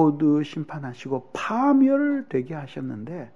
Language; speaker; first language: Korean; native; Korean